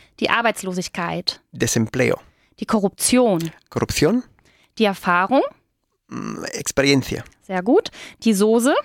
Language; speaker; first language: German; non-native, fluent; Spanish